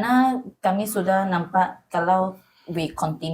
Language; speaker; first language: Indonesian; non-native, learner; Malay